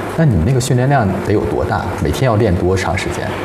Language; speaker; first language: Chinese; native; Chinese